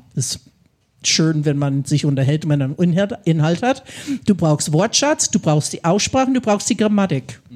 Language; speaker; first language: German; non-native, fluent; English